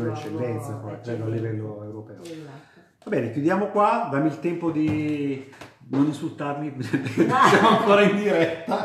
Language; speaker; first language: Italian; native; Italian